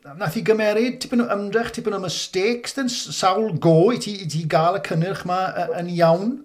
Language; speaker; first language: Welsh; native; Welsh